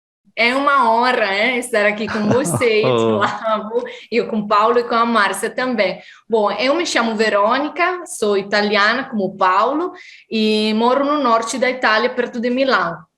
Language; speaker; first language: Portuguese; non-native, fluent; Italian